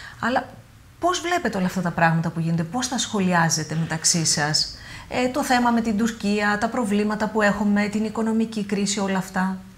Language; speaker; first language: Greek; native; Greek